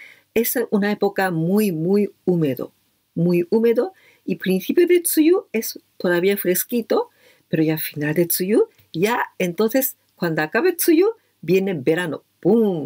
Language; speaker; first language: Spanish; non-native, fluent; Japanese